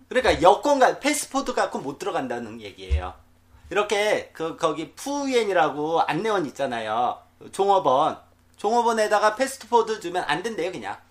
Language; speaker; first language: Korean; native; Korean